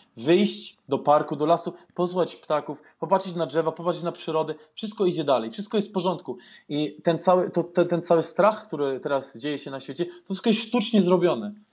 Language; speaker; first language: Polish; early bilingual, heritage; Polish